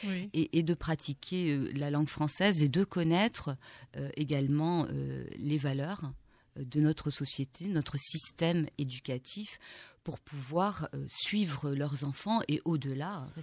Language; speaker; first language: French; native; French